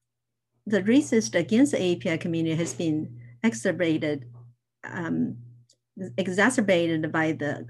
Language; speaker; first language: English; non-native, fluent; Chinese